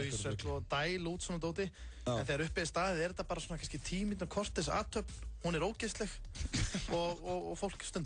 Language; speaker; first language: Icelandic; native; Icelandic